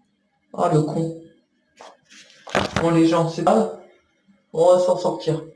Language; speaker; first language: French; native; French